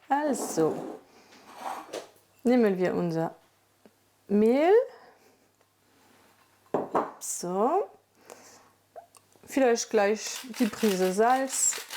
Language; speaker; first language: German; non-native, fluent; French